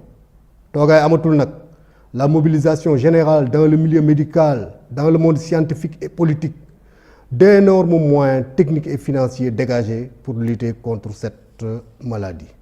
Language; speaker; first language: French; non-native, local second language; Wolof